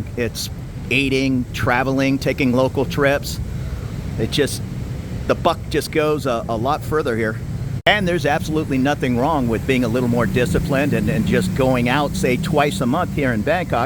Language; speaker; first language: English; native; English